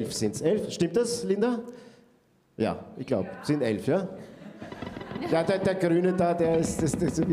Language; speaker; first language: German; native; German